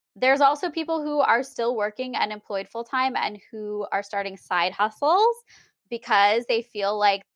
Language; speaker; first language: English; native; English